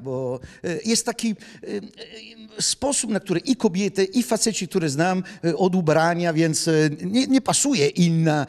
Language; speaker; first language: Polish; non-native, fluent; Italian